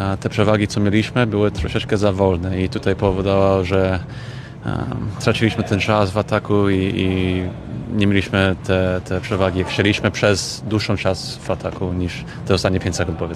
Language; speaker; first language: Polish; early bilingual, heritage; English